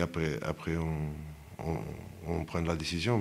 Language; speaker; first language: French; non-native, fluent; Portuguese